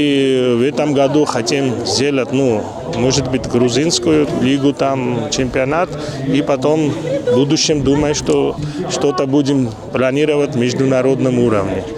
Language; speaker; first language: Russian; non-native, fluent; Georgian